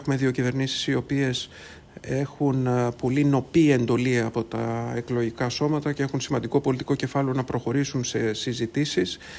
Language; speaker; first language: Greek; native; Greek